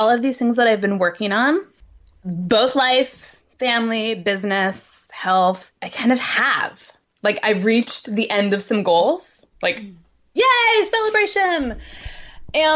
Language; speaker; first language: English; native; English